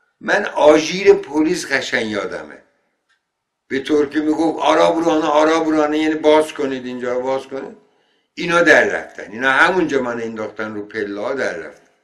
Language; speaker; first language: Persian; non-native, local second language; Azerbaijani